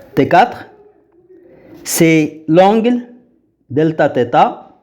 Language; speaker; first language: French; non-native, local second language; Arabic